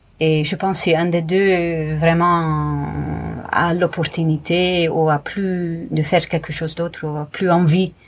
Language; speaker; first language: French; non-native, fluent; English